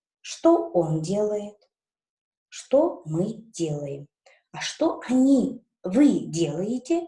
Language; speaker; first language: Russian; non-native, local second language; Kazakh